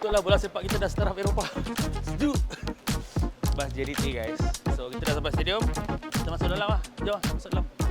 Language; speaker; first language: Malay; native; Malay